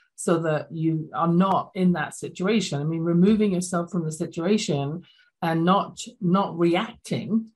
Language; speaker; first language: English; native; English